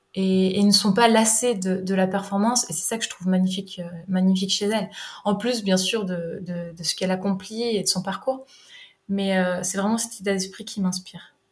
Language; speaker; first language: French; native; French